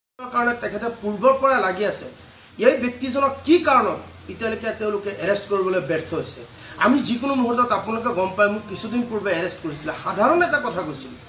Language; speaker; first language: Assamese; non-native, local second language; Bangla